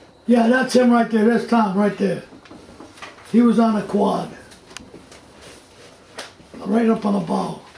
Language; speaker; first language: English; native; English